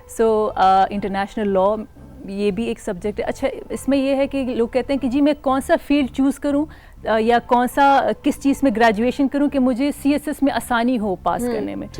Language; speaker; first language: Urdu; non-native, local second language; Khowar